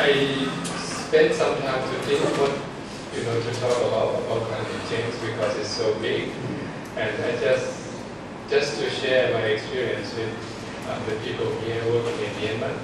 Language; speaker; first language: English; non-native, fluent; Thai